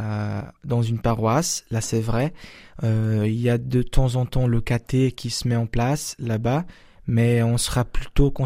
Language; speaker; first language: French; non-native, fluent; Portuguese